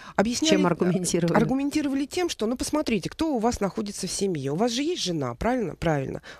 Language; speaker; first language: Russian; native; Russian